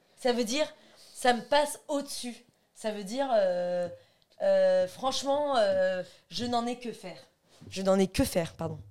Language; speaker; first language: French; native; French